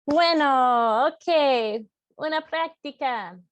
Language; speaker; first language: Spanish; non-native, fluent; English